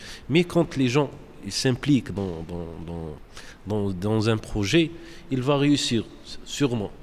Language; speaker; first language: French; non-native, local second language; Arabic